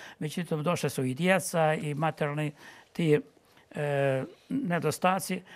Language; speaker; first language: Bosnian; non-native, local second language; Ukrainian